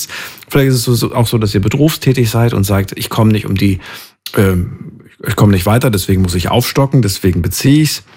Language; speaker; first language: German; native; German